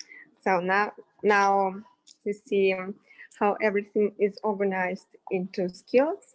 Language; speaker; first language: English; non-native, fluent; Russian